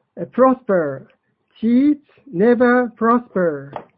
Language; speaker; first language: English; non-native, fluent; Japanese